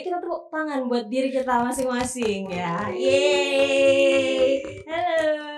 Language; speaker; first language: Indonesian; native; Indonesian